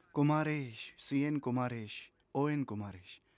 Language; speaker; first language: English; non-native, local second language; Marathi